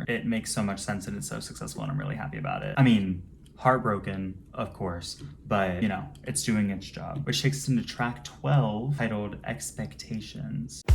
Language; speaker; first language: English; native; English